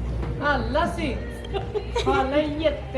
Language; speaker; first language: Swedish; non-native, learner; Cebuano